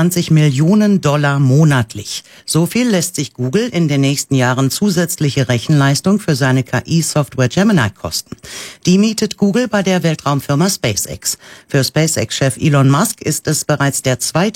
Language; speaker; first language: German; native; German